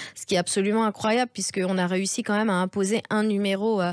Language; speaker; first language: French; native; French